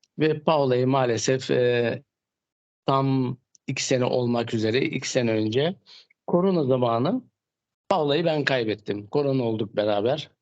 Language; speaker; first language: Turkish; native; Turkish